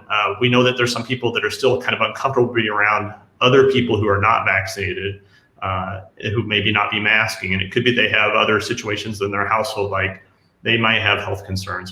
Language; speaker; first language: English; native; English